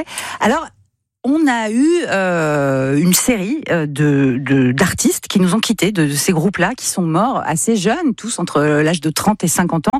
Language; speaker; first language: French; native; French